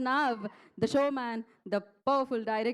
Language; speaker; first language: Telugu; native; Telugu